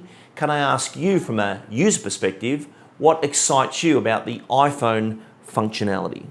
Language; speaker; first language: English; native; English